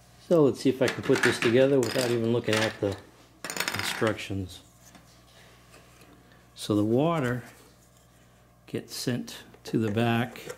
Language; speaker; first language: English; native; English